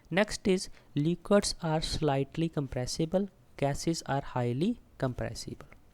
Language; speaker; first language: English; non-native, local second language; Punjabi